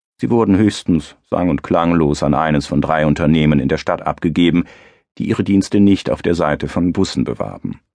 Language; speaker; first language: German; native; German